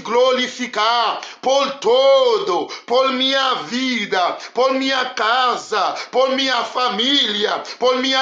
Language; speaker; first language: Portuguese; non-native, learner; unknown